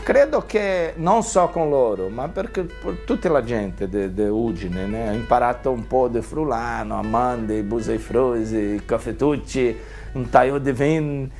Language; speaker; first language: Italian; non-native, fluent; Portuguese